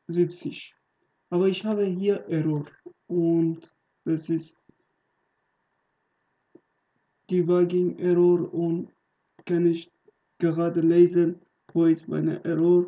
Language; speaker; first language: German; non-native, learner; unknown